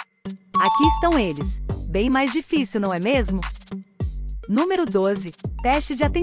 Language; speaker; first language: Portuguese; native; Portuguese